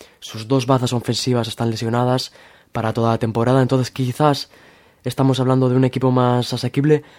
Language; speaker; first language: Spanish; native; Spanish